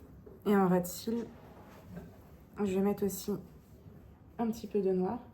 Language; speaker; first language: French; native; French